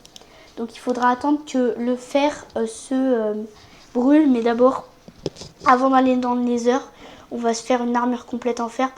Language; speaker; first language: French; native; French